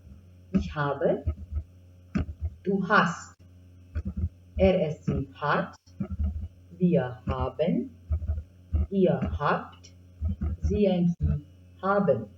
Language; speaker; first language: German; non-native, fluent; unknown